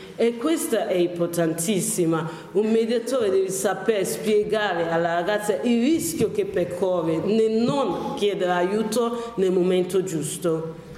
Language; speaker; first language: Italian; non-native, fluent; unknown